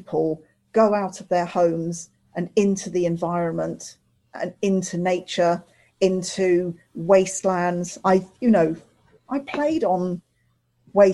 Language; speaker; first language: English; native; English